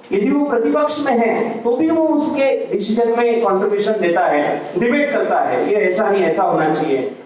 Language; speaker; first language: Hindi; non-native, local second language; Marathi